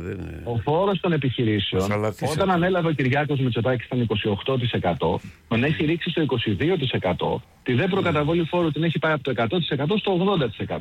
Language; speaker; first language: Greek; native; Greek